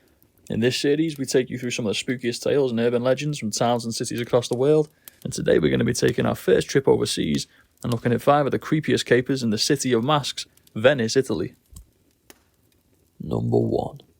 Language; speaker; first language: English; native; English